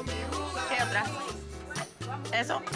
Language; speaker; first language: Spanish; non-native, learner; English